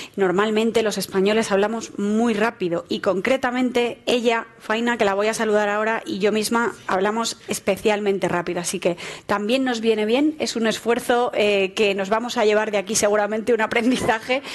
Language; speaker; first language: Spanish; native; Spanish